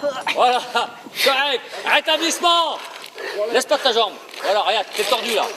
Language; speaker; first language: French; native; French